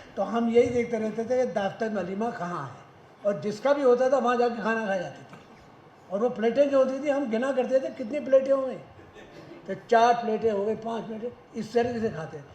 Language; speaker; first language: Hindi; native; Hindi